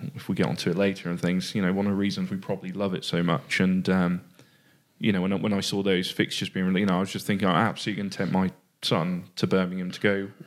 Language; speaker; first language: English; native; English